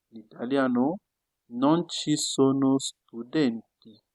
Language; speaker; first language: Italian; non-native, fluent; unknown